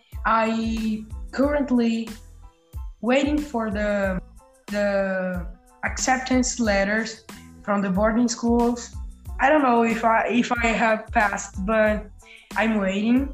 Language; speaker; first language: English; non-native, learner; Portuguese